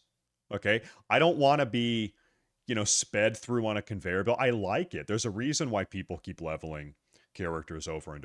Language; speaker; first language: English; native; English